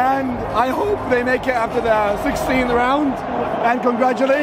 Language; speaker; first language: English; non-native, fluent; Arabic